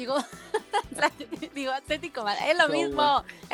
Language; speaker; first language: Spanish; native; Spanish